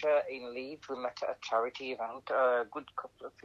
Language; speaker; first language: English; native; English